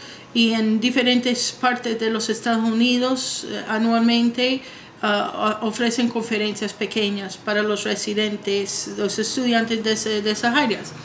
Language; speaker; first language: Spanish; non-native, fluent; English